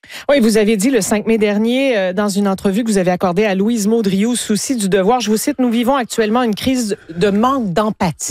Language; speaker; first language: French; native; French